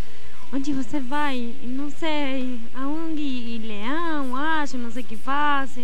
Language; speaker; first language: Portuguese; non-native, learner; Spanish